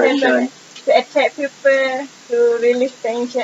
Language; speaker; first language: English; non-native, local second language; Malay